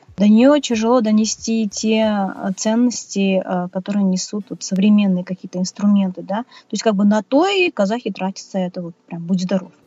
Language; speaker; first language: Russian; native; Russian